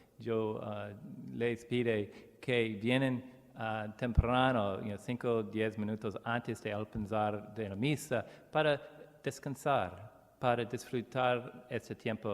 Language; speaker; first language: Spanish; non-native, learner; English